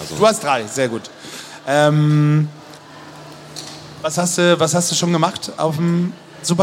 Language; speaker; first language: German; native; German